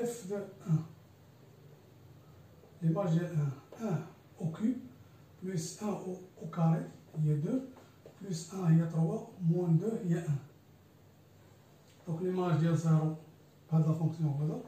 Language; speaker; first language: French; non-native, local second language; Arabic